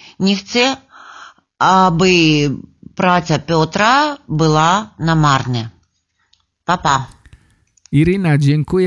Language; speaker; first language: Polish; non-native, learner; Ukrainian